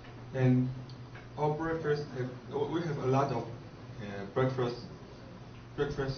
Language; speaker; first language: English; non-native, learner; Chinese